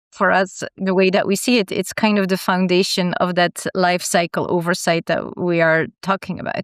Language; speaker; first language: English; non-native, fluent; German